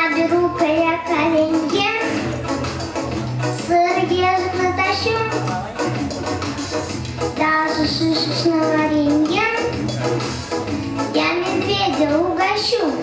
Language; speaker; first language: Russian; non-native, learner; Bulgarian